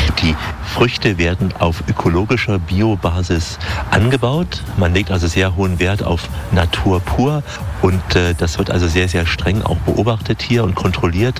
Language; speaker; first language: German; native; German